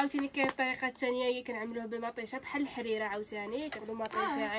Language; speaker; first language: Arabic; native; Arabic